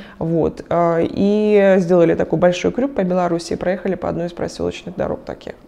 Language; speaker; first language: Russian; native; Russian